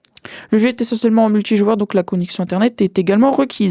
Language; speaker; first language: French; native; French